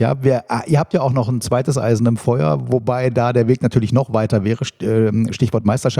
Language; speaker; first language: German; native; German